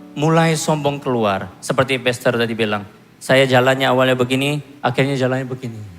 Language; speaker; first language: Indonesian; non-native, fluent; Korean